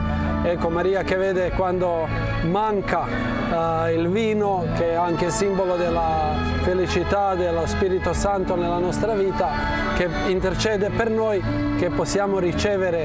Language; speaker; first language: Italian; non-native, fluent; Croatian